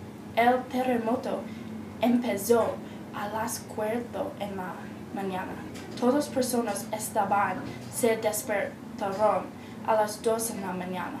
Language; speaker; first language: Spanish; non-native, learner; English